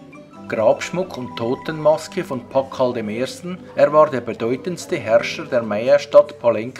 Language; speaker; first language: German; native; German